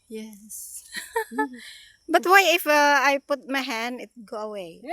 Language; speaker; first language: English; non-native, learner; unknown